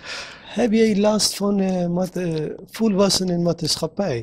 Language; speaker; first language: Dutch; non-native, learner; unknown